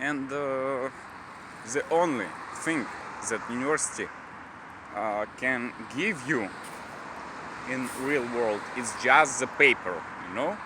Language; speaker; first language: English; non-native, learner; Russian